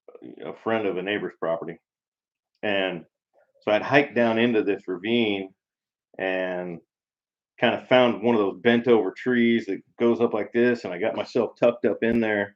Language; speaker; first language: English; native; English